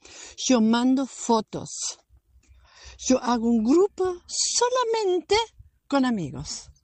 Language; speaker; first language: Spanish; non-native, fluent; German